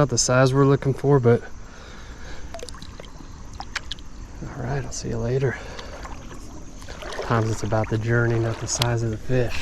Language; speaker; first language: English; native; English